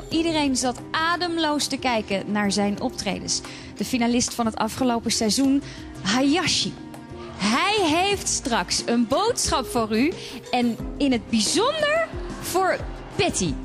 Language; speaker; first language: Dutch; native; Dutch